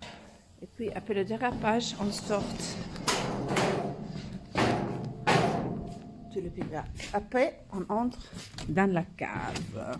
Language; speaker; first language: French; non-native, learner; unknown